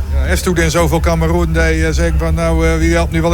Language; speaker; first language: Dutch; native; Dutch